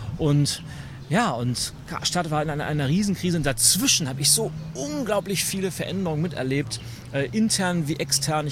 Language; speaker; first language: German; native; German